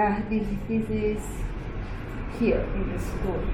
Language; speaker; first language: English; non-native, learner; Spanish